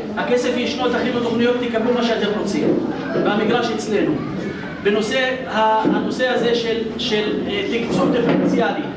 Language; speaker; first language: Hebrew; non-native, local second language; Arabic